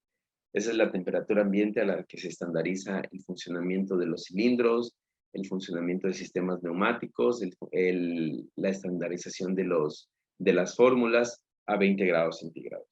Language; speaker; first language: Spanish; native; Spanish